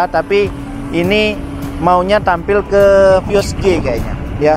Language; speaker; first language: Indonesian; native; Indonesian